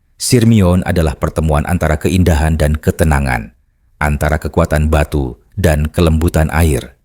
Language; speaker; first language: Indonesian; native; Indonesian